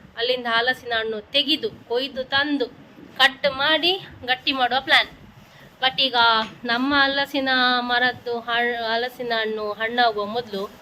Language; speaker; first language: Kannada; non-native, local second language; Konkani